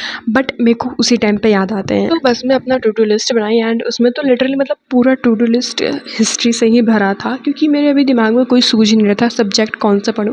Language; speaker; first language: Hindi; native; Hindi